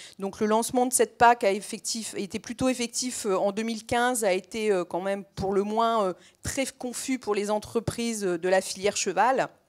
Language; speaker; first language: French; native; French